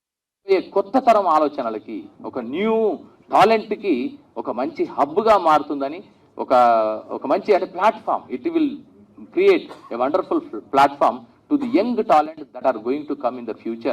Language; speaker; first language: Telugu; native; Telugu